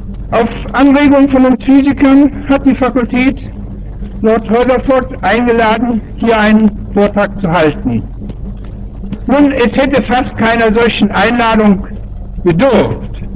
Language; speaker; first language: German; native; German